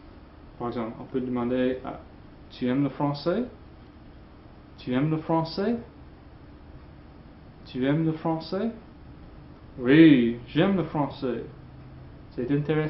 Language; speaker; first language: French; non-native, fluent; English